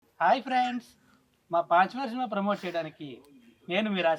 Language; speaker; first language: Telugu; native; Telugu